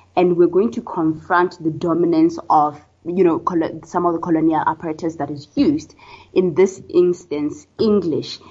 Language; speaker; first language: English; non-native, local second language; Tswana